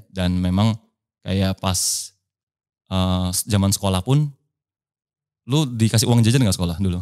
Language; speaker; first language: Indonesian; non-native, local second language; Min Nan Chinese